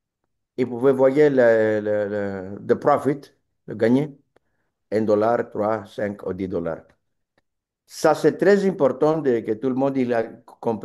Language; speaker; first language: French; non-native, learner; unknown